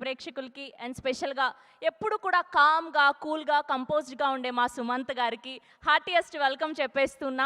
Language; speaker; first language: Telugu; native; Telugu